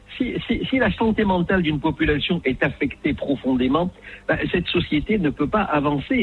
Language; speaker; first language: French; non-native, local second language; Arabic